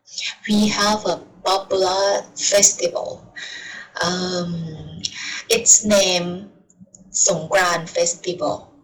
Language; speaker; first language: English; non-native, learner; Thai